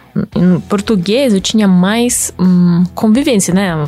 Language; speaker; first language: Portuguese; non-native, fluent; Russian